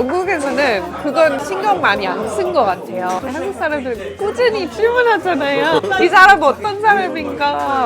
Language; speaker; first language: Korean; non-native, fluent; English